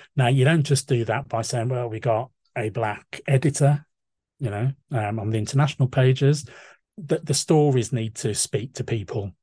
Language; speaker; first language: English; native; English